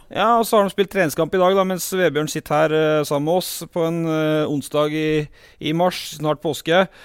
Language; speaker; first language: Norwegian; native; Norwegian